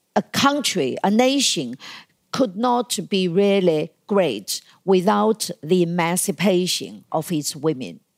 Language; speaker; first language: English; non-native, fluent; Chinese